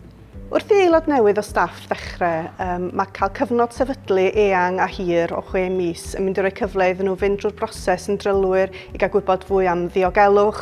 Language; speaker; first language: Welsh; native; Welsh